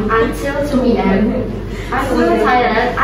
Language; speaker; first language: English; non-native, learner; Indonesian